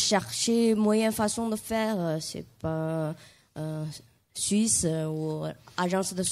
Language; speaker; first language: French; non-native, learner; Chinese